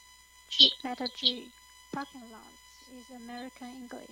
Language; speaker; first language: English; non-native, learner; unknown